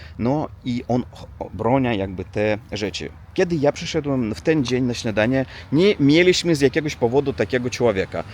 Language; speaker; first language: Polish; non-native, learner; Russian